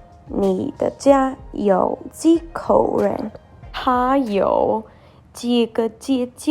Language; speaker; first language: Chinese; non-native, learner; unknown